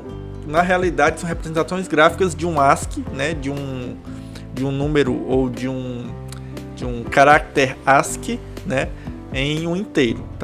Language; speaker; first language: Portuguese; native; Portuguese